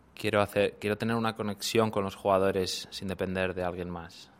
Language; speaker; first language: Spanish; native; Spanish